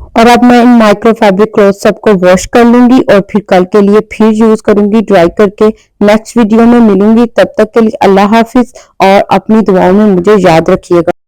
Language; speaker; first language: Urdu; non-native, local second language; Punjabi